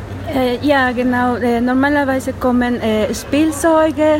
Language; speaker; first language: German; non-native, learner; Spanish